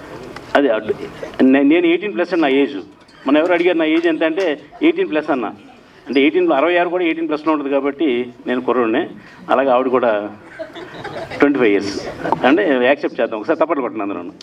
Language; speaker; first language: Telugu; native; Telugu